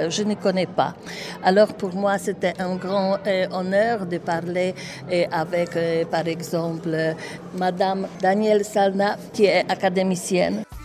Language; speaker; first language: French; non-native, fluent; Polish